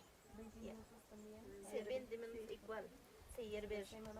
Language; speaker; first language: Spanish; non-native, local second language; Quechua